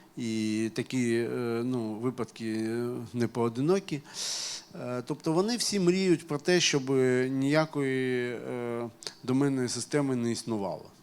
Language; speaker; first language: Ukrainian; non-native, local second language; Russian